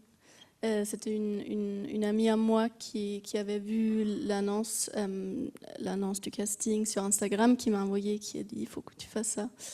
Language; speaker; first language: French; non-native, fluent; German